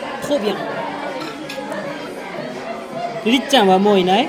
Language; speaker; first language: French; non-native, learner; Japanese